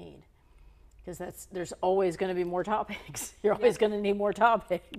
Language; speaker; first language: English; native; English